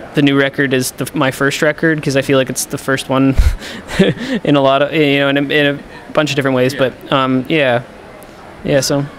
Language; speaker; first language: English; native; English